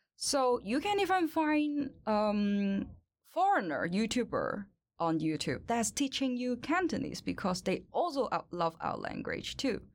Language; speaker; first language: English; non-native, local second language; Cantonese